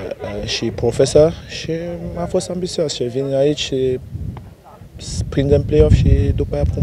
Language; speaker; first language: Romanian; non-native, learner; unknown